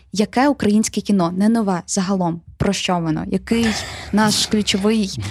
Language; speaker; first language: Ukrainian; native; Ukrainian